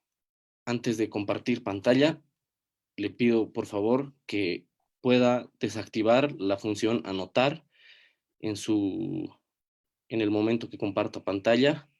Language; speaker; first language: Spanish; native; Spanish